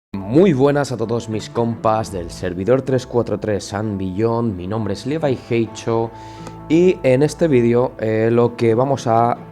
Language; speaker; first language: Spanish; native; Spanish